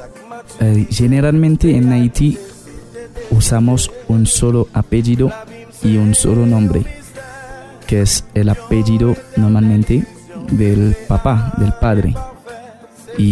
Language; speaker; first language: Spanish; non-native, fluent; Haitian Creole